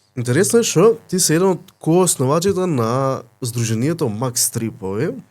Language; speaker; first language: Macedonian; native; Macedonian